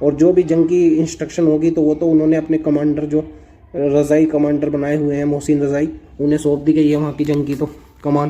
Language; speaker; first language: Hindi; native; Hindi